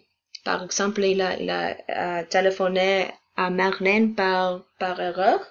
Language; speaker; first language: French; non-native, learner; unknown